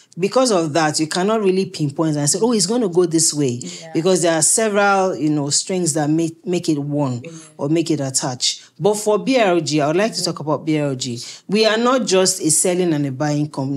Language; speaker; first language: English; native; English